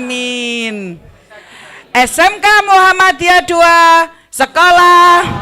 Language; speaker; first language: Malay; non-native, local second language; Javanese